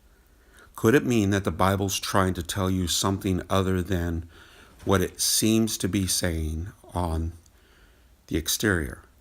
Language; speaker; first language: English; native; English